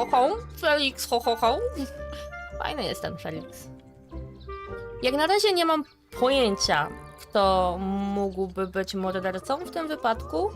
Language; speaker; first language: Polish; native; Polish